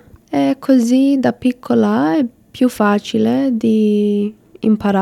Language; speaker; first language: Italian; non-native, learner; English